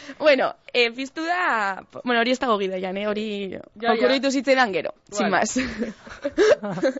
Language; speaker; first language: Basque; native; Basque